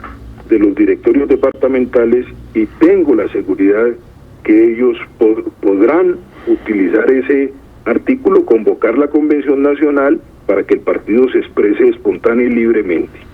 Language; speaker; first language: Spanish; native; Spanish